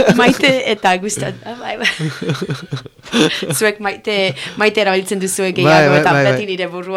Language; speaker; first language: Basque; non-native, learner; Spanish